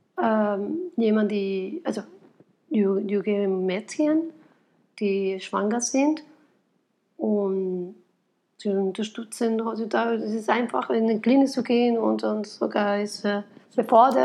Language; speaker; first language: German; non-native, fluent; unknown